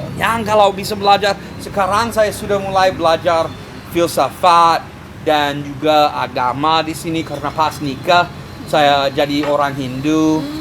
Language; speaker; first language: Indonesian; non-native, fluent; English